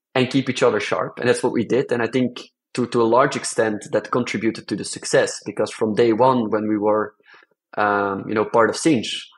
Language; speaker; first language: English; non-native, fluent; Dutch